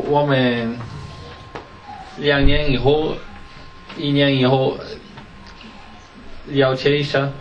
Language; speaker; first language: Chinese; non-native, learner; Dutch